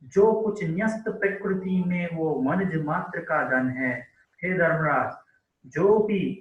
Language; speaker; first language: Hindi; non-native, local second language; Telugu